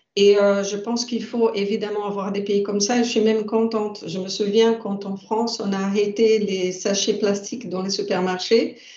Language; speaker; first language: French; non-native, fluent; Portuguese